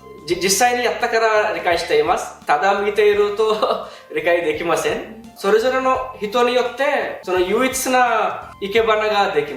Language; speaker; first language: Japanese; non-native, fluent; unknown